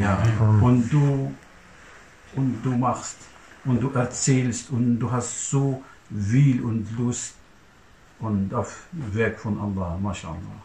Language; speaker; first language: German; non-native, learner; Turkish